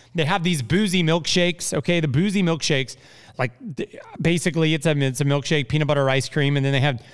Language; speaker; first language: English; native; English